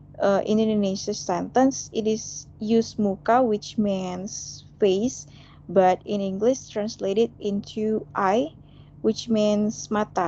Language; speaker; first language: English; non-native, fluent; Indonesian